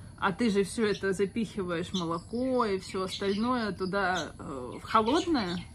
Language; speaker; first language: Russian; native; Russian